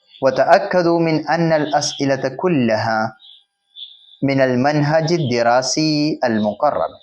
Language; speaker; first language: Arabic; non-native, fluent; Malayalam